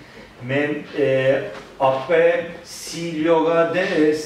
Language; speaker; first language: French; non-native, learner; Turkish